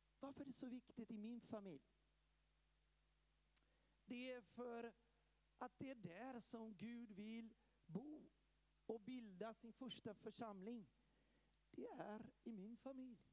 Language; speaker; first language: Swedish; early bilingual, heritage; Swedish